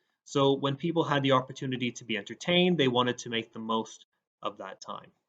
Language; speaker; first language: English; native; English